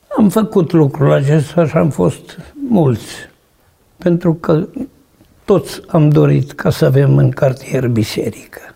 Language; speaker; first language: Romanian; native; Romanian